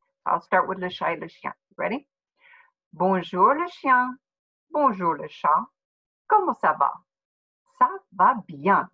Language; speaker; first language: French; non-native, fluent; English